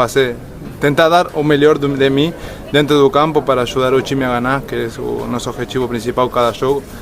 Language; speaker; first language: Portuguese; non-native, fluent; Spanish